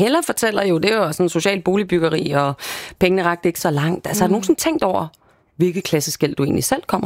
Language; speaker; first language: Danish; native; Danish